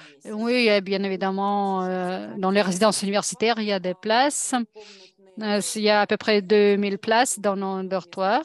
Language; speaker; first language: French; non-native, fluent; Russian